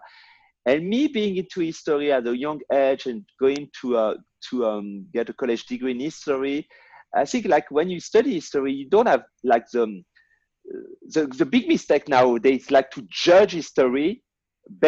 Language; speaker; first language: English; non-native, fluent; French